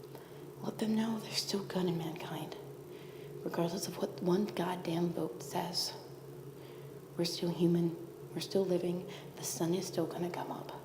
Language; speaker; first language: English; native; English